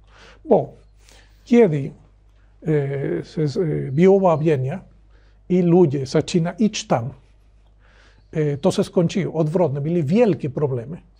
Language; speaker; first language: Polish; non-native, learner; Spanish